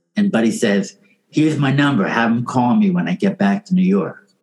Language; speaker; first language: English; native; English